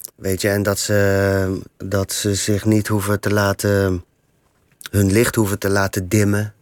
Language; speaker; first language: Dutch; native; Dutch